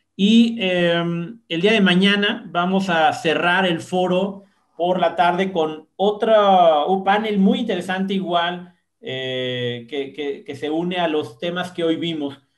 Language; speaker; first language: Spanish; native; Spanish